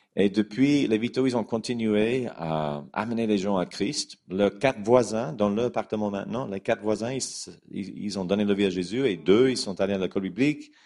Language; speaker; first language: French; non-native, fluent; English